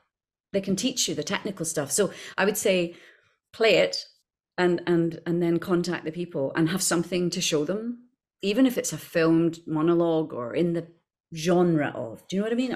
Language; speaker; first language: English; native; English